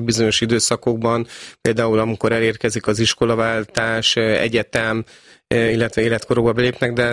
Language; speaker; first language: Hungarian; native; Hungarian